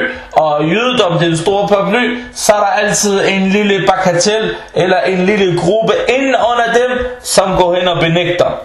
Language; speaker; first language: Danish; early bilingual, other home language; Arabic